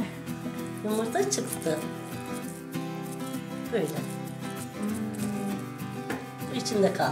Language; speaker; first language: Turkish; native; Turkish